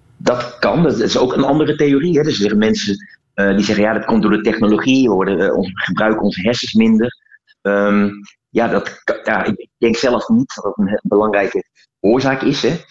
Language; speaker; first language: Dutch; native; Dutch